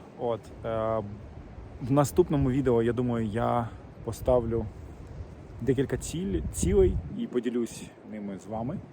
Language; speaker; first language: Ukrainian; non-native, local second language; Russian